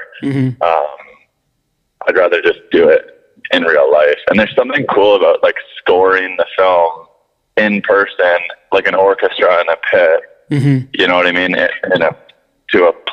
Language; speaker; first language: English; native; English